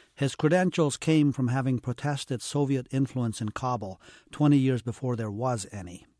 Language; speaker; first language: English; early bilingual, heritage; English